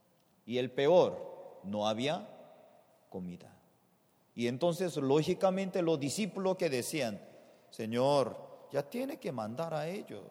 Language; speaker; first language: Spanish; non-native, fluent; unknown